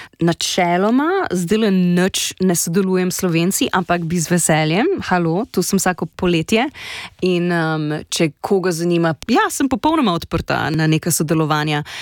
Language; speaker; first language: Slovenian; native; Slovenian